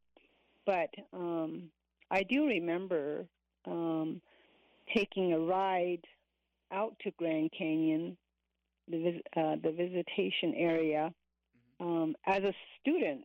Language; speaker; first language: English; native; English